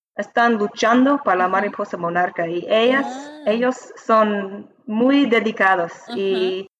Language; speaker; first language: Spanish; non-native, learner; English